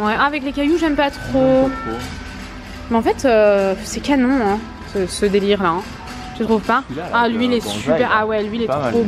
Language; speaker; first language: French; native; French